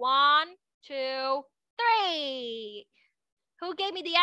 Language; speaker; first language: English; non-native, fluent; Vietnamese